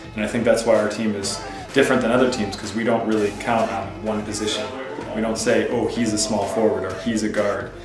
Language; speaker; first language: English; native; English